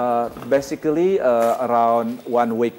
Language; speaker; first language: English; non-native, fluent; Indonesian